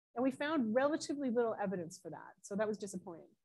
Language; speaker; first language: English; native; English